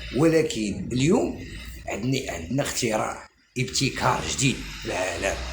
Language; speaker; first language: Arabic; native; Arabic